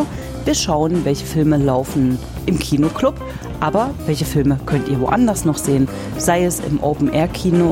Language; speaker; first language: German; native; German